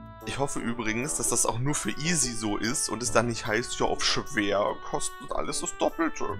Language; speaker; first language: German; native; German